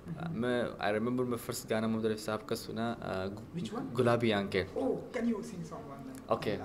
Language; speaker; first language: Hindi; non-native, fluent; Arabic